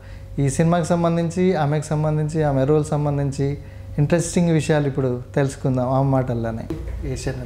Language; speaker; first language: Telugu; native; Telugu